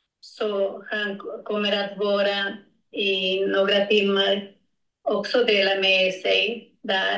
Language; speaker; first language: Swedish; non-native, learner; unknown